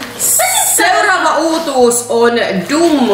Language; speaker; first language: Finnish; native; Finnish